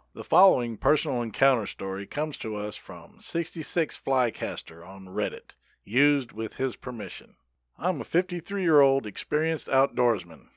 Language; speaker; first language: English; native; English